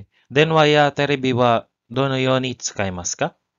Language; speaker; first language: Japanese; non-native, learner; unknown